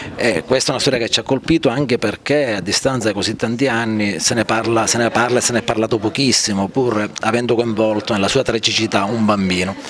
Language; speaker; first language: Italian; native; Italian